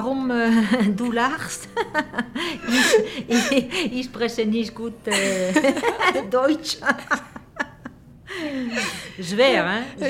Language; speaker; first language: German; non-native, learner; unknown